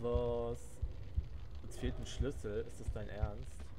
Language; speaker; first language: German; native; German